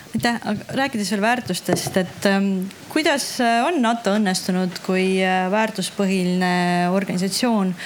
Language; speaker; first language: Estonian; native; Estonian